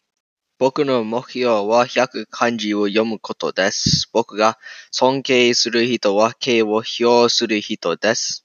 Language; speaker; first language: Japanese; non-native, learner; English